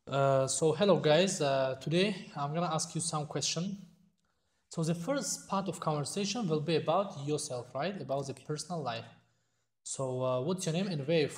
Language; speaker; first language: English; non-native, fluent; Tajik